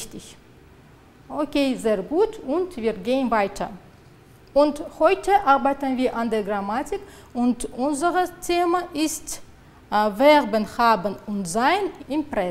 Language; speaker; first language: German; non-native, fluent; Uzbek